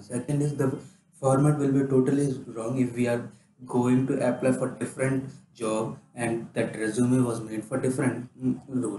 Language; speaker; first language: English; non-native, local second language; Hindi